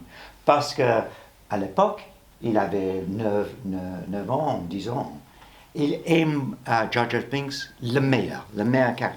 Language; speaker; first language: French; non-native, learner; English